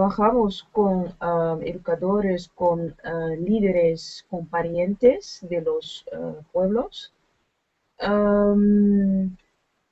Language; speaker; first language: Spanish; non-native, learner; Dutch